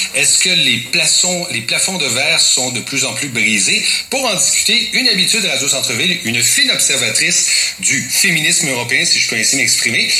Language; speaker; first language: French; native; French